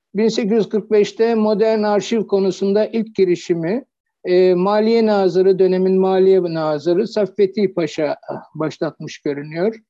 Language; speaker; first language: Turkish; native; Turkish